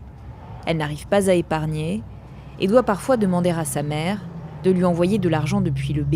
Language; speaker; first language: French; native; French